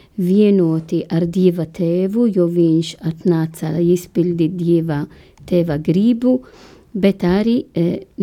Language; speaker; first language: Latvian; non-native, learner; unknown